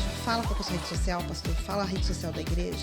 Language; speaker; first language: Portuguese; native; Portuguese